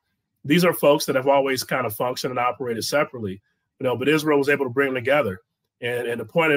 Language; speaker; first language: English; native; English